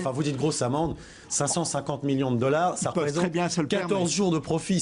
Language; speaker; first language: French; native; French